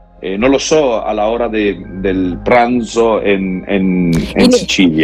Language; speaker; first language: Italian; non-native, learner; Spanish